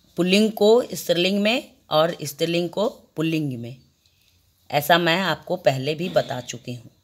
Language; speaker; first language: Hindi; native; Hindi